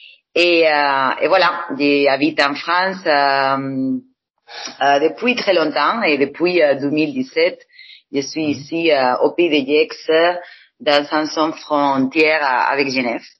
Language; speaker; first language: French; non-native, fluent; Spanish